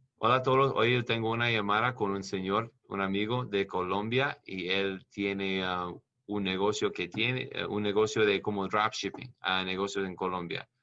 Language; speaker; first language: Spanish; non-native, learner; English